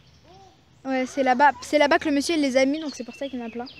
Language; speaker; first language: French; native; French